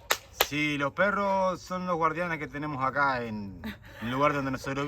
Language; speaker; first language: Spanish; native; Spanish